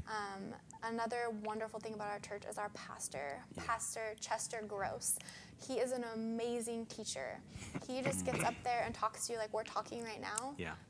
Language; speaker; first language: English; native; English